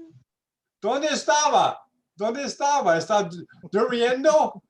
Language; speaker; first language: Spanish; non-native, learner; English